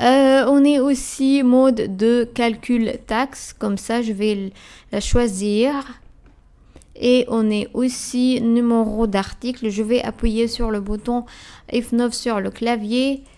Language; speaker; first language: French; non-native, fluent; Arabic